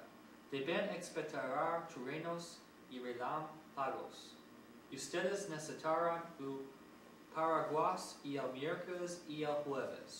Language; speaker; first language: Spanish; non-native, learner; English